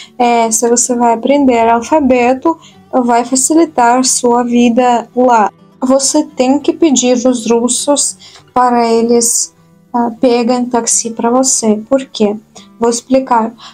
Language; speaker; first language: Portuguese; non-native, fluent; Russian